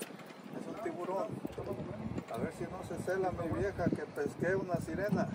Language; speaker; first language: Spanish; native; Spanish